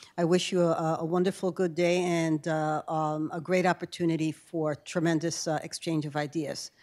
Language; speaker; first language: English; early bilingual, other home language; Spanish